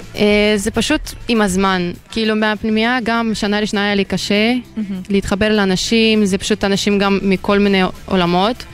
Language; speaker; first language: Hebrew; non-native, fluent; Azerbaijani